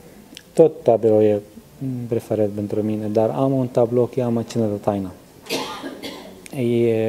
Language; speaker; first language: Romanian; non-native, learner; Arabic